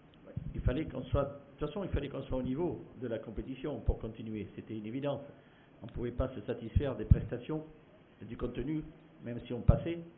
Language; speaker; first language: French; native; French